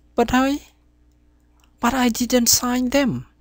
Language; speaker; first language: English; non-native, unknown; Khmer